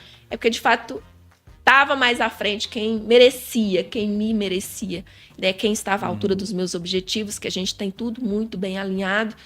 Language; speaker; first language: Portuguese; native; Portuguese